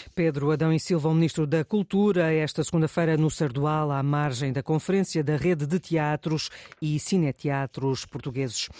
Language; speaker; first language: Portuguese; native; Portuguese